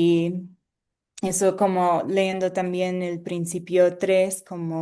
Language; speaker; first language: Spanish; non-native, fluent; English